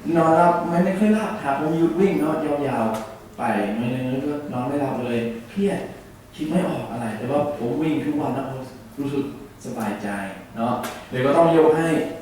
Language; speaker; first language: Thai; non-native, learner; English